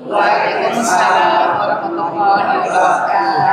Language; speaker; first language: Indonesian; native; Indonesian